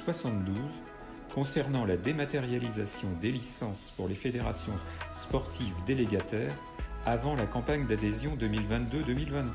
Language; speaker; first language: French; native; French